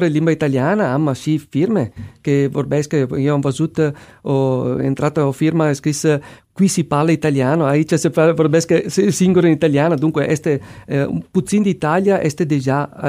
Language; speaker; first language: Romanian; non-native, learner; Italian